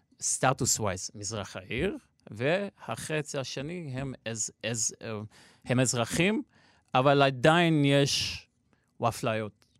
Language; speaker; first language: Hebrew; non-native, local second language; Armenian